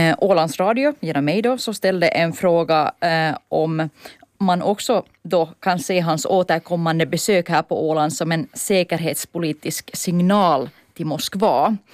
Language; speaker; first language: Swedish; native; Swedish